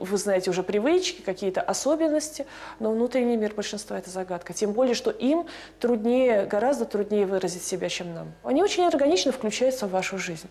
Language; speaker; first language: Russian; native; Russian